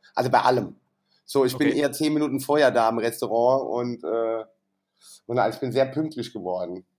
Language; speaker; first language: German; native; German